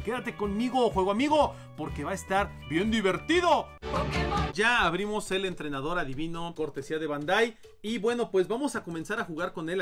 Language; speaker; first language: Spanish; native; Spanish